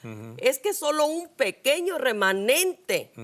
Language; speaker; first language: Spanish; native; Spanish